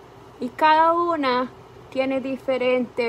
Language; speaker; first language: Spanish; early bilingual, heritage; Spanish